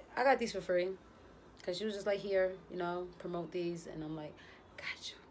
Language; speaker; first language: English; native; English